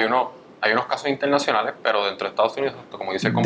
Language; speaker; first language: Spanish; native; Spanish